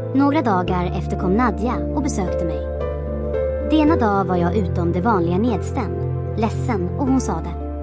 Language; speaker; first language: Swedish; non-native, fluent; Croatian